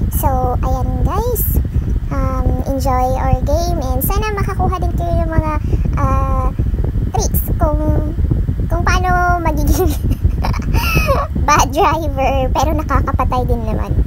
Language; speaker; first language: Filipino; non-native, local second language; Cebuano